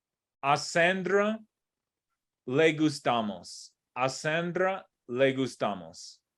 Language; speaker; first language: Spanish; non-native, fluent; English